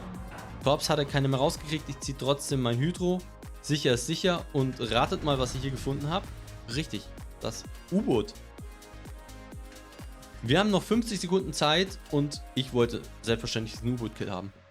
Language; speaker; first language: German; native; German